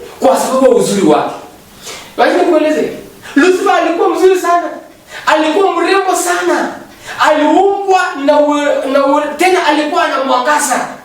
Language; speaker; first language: Swahili; non-native, local second language; Kalenjin